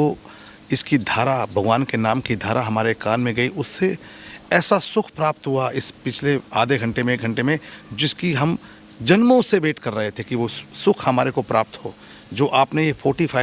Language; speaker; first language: Hindi; non-native, fluent; English